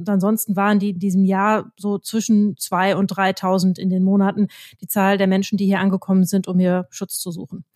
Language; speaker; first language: German; native; German